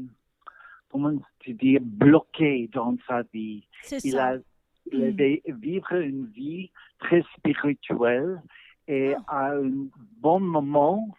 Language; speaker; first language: French; non-native, learner; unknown